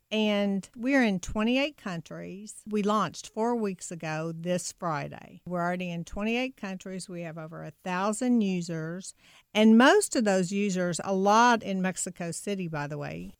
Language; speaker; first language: English; native; English